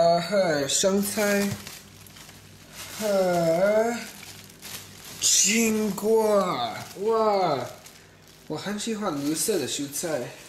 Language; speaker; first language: Chinese; non-native, learner; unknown